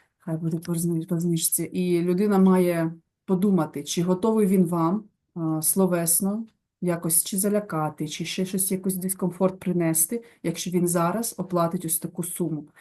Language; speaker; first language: Ukrainian; non-native, local second language; Russian